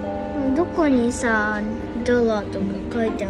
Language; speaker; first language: Japanese; early bilingual, heritage; Japanese